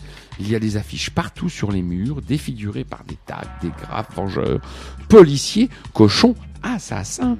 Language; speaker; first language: French; native; French